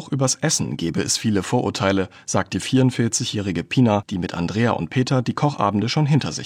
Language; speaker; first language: German; native; German